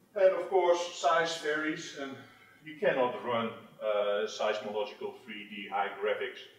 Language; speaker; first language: English; non-native, fluent; Dutch